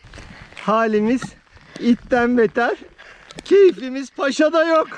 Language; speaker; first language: Turkish; native; Turkish